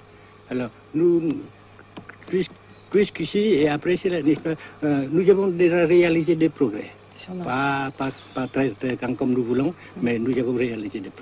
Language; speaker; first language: French; non-native, fluent; Vietnamese